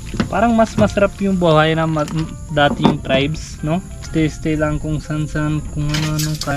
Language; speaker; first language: Filipino; non-native, learner; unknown